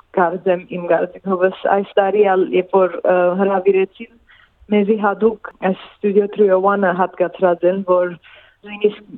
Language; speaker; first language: Armenian; early bilingual, heritage; Armenian